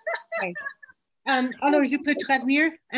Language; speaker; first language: French; non-native, fluent; English